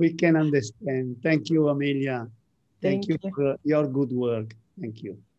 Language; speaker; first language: English; non-native, learner; Italian